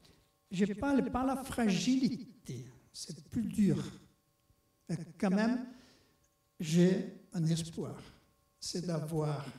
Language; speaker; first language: French; non-native, fluent; Portuguese